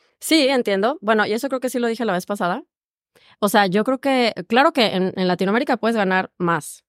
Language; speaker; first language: Spanish; native; Spanish